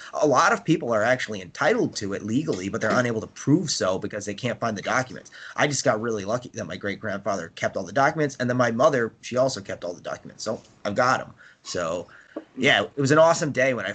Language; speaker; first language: English; native; English